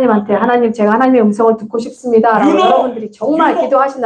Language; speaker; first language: Korean; native; Korean